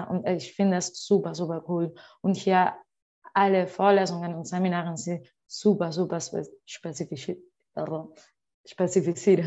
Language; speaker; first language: German; non-native, learner; Spanish